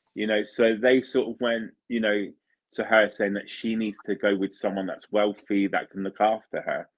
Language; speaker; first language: English; early bilingual, other home language; Italian